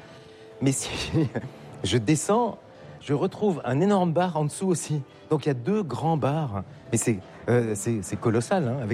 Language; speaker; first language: French; native; French